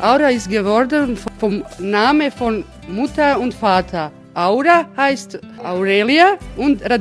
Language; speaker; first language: German; non-native, local second language; Croatian